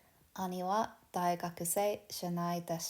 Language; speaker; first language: Japanese; non-native, fluent; English